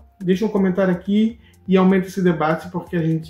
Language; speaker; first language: Portuguese; native; Portuguese